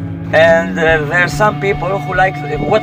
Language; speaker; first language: English; non-native, learner; Greek